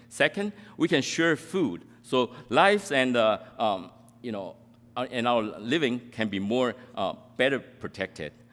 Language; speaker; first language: English; non-native, fluent; Min Nan Chinese